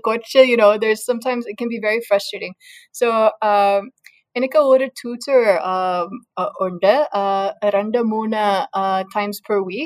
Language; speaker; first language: Malayalam; non-native, learner; English